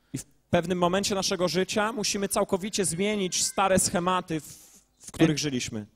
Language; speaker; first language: Polish; native; Polish